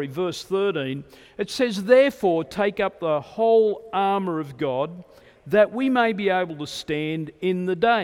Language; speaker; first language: English; native; English